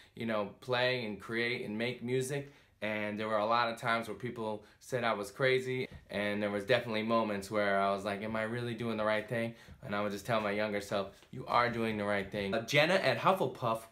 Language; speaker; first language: English; native; English